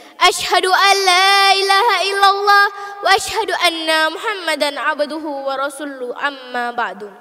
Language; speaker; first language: Arabic; non-native, learner; Indonesian